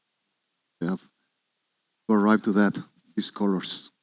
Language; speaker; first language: English; non-native, learner; Spanish